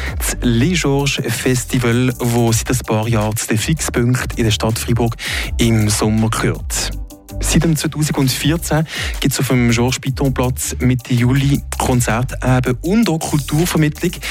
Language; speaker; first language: German; native; German